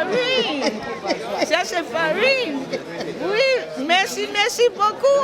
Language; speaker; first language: French; early bilingual, heritage; Spanish